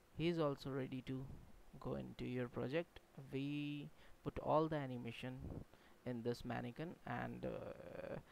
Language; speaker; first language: English; non-native, local second language; Hindi